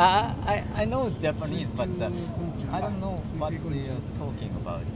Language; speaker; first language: English; non-native, learner; Japanese